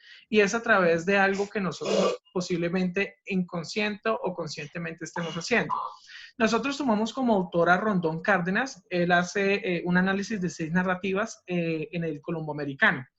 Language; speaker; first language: Spanish; native; Spanish